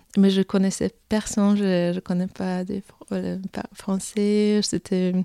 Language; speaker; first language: French; non-native, fluent; Polish